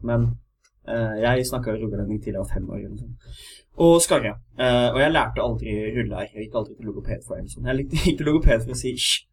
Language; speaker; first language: Norwegian; native; Norwegian